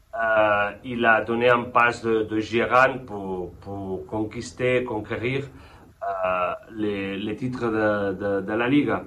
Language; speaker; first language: French; non-native, fluent; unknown